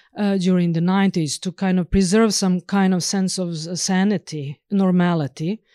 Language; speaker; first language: English; non-native, fluent; Serbian